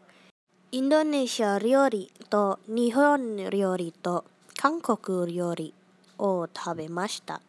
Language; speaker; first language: Japanese; non-native, learner; Indonesian